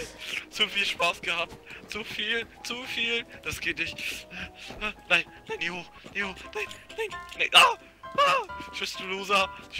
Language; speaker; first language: German; native; German